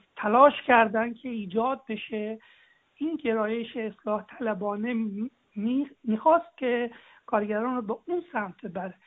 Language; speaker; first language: Persian; native; Persian